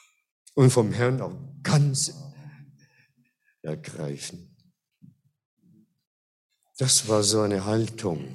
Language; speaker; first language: German; non-native, fluent; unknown